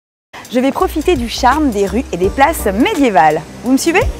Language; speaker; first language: French; native; French